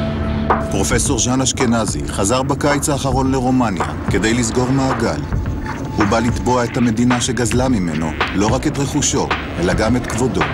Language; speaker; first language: Hebrew; native; Hebrew